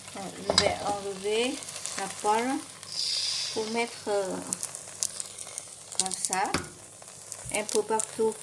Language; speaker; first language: French; non-native, fluent; Vietnamese